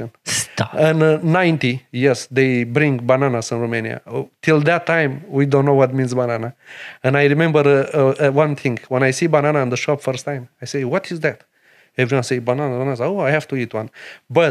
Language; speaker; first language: English; non-native, learner; Romanian